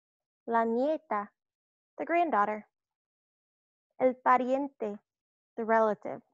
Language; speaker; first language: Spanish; non-native, fluent; English